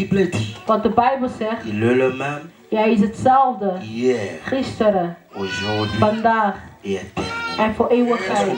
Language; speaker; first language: Dutch; non-native, fluent; Lingala